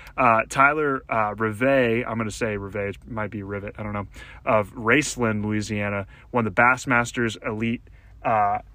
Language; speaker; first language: English; native; English